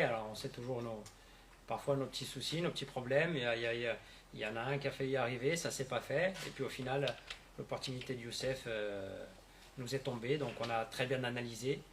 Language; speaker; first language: French; native; French